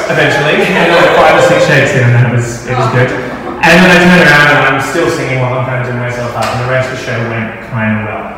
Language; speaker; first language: English; native; English